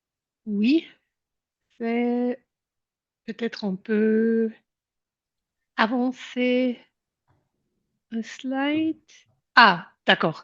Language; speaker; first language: French; non-native, local second language; German